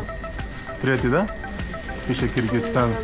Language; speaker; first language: Russian; non-native, learner; Spanish